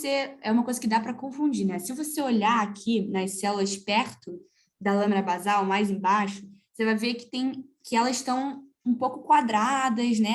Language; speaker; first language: Portuguese; native; Portuguese